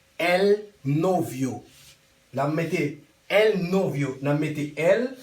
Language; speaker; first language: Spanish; non-native, learner; Haitian Creole